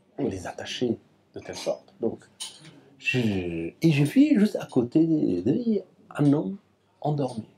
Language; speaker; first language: French; non-native, fluent; Persian